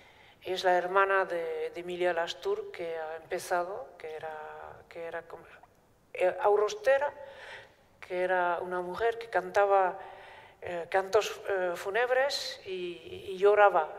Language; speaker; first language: Spanish; non-native, fluent; Basque